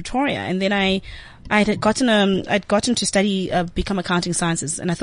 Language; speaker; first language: English; non-native, local second language; Zulu